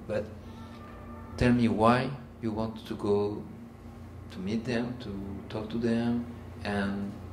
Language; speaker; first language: English; non-native, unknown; French